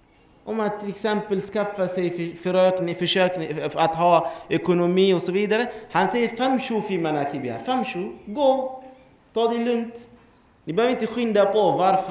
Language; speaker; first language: Swedish; non-native, fluent; Arabic